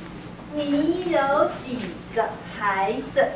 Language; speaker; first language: Chinese; non-native, learner; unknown